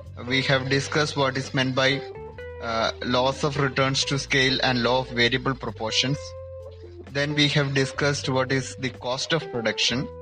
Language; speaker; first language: English; non-native, local second language; Malayalam